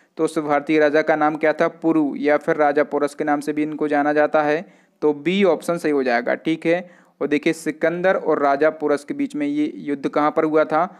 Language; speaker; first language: Hindi; native; Hindi